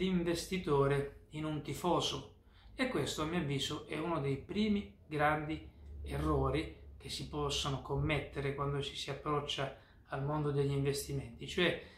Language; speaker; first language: Italian; native; Italian